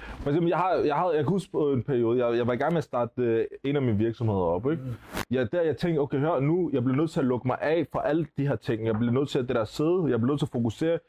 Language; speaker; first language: Danish; early bilingual, other home language; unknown